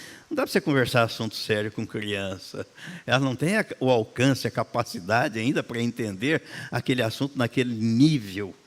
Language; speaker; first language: Portuguese; native; Portuguese